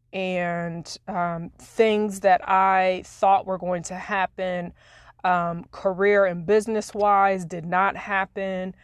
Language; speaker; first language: English; native; English